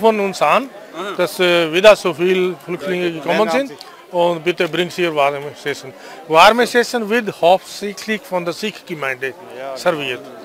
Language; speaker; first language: German; non-native, fluent; Punjabi